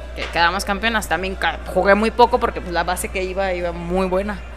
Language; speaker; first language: Spanish; native; Spanish